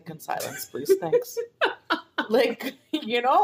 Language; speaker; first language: English; non-native, fluent; Arabic